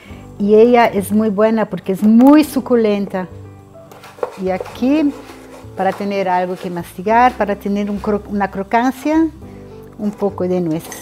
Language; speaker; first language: Spanish; non-native, fluent; Portuguese